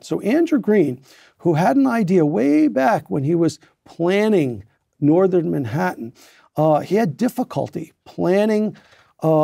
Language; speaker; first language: English; native; English